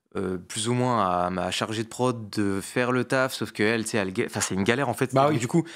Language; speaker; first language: French; native; French